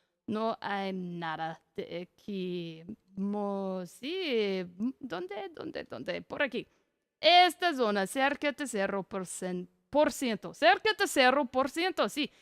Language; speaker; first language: Spanish; non-native, learner; English